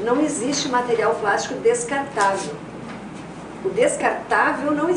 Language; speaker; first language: Portuguese; native; Portuguese